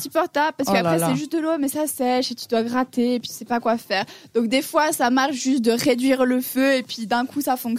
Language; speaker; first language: French; native; French